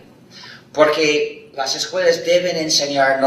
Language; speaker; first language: Spanish; non-native, fluent; English